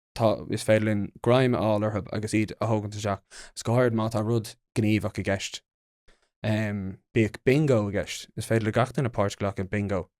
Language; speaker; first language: Irish; non-native, local second language; English